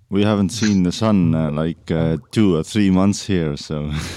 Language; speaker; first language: English; non-native, fluent; Estonian